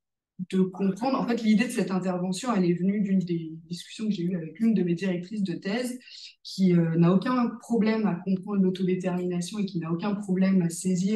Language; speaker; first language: French; native; French